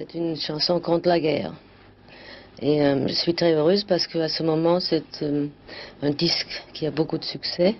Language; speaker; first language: French; non-native, fluent; German